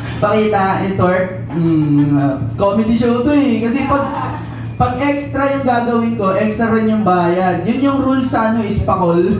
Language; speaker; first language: Filipino; non-native, local second language; Cebuano